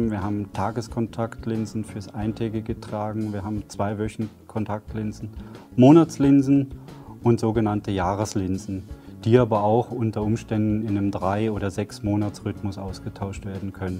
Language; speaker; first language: German; native; German